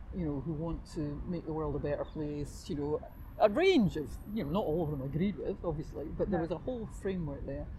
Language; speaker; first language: English; native; English